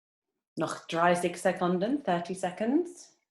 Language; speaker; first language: German; non-native, fluent; English